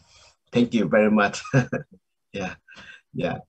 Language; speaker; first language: English; non-native, learner; Vietnamese